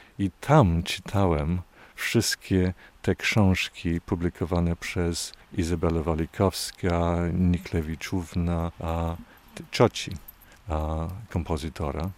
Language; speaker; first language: Polish; non-native, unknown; English